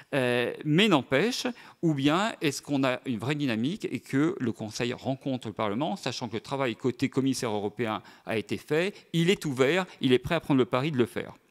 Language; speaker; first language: French; native; French